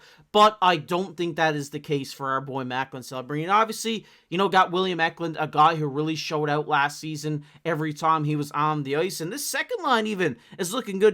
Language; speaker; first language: English; native; English